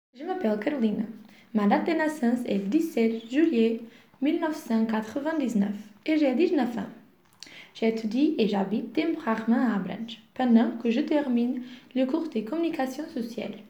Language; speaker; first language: French; non-native, learner; Portuguese